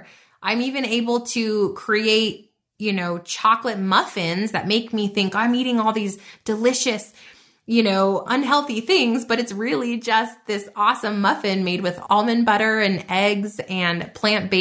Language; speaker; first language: English; native; English